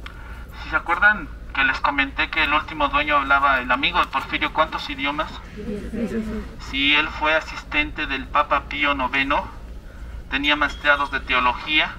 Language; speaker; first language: Spanish; native; Spanish